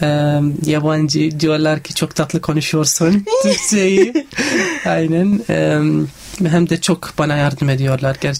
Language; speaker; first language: Turkish; non-native, learner; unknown